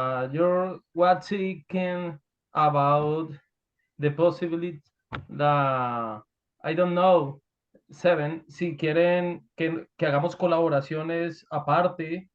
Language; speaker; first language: English; non-native, learner; Spanish